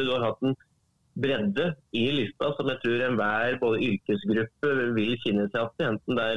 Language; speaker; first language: Norwegian; native; Norwegian